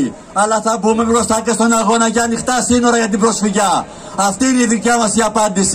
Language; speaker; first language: Greek; native; Greek